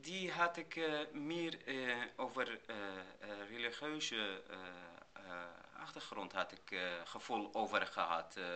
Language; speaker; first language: Dutch; non-native, learner; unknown